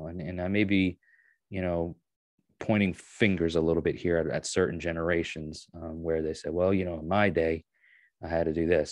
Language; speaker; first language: English; native; English